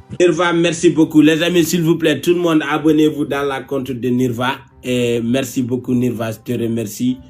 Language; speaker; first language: French; non-native, local second language; Wolof